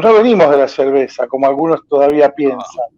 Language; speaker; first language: Spanish; native; Spanish